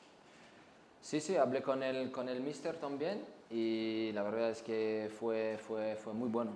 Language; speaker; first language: Spanish; non-native, learner; French